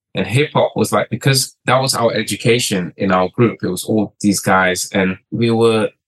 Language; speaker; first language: English; early bilingual, other home language; Portuguese